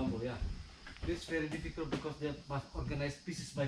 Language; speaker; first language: English; non-native, learner; Indonesian